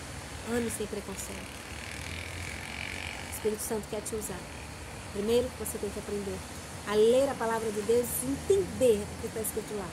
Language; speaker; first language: Portuguese; native; Portuguese